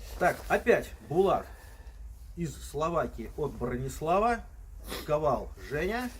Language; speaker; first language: Russian; native; Russian